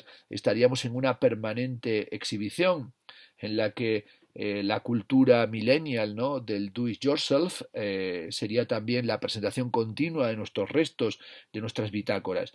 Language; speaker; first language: Spanish; native; Spanish